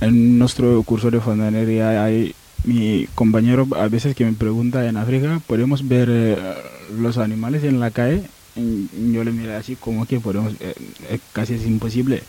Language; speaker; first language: Spanish; non-native, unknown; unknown